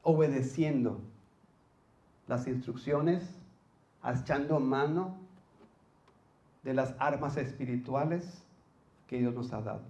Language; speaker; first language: Spanish; native; Spanish